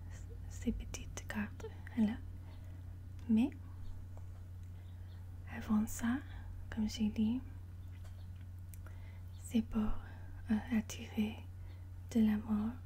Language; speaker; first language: French; non-native, learner; English